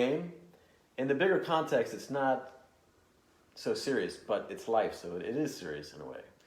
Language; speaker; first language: English; native; English